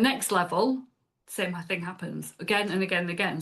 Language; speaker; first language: English; native; English